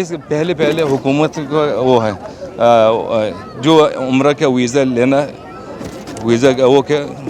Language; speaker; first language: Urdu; non-native, learner; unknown